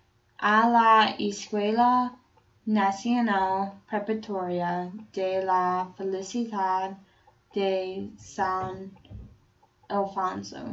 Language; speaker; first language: Spanish; non-native, learner; English